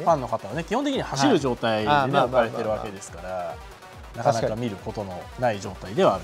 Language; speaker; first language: Japanese; native; Japanese